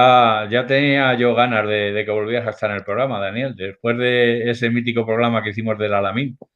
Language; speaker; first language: Spanish; native; Spanish